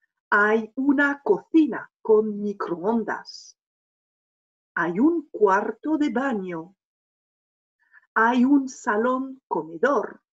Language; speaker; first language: Spanish; non-native, fluent; French